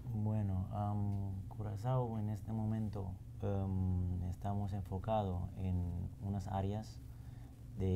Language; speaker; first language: Spanish; non-native, fluent; Papiamento